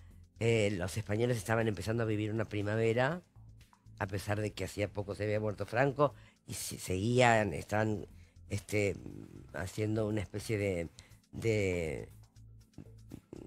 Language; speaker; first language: Spanish; native; Spanish